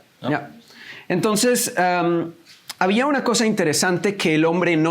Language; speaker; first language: Spanish; native; Spanish